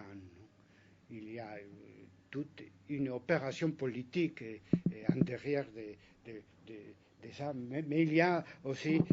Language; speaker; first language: French; non-native, fluent; Spanish